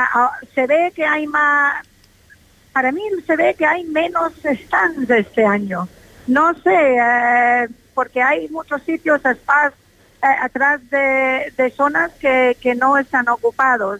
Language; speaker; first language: Spanish; non-native, fluent; English